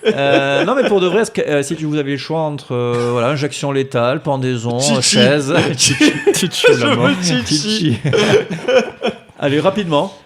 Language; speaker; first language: French; native; French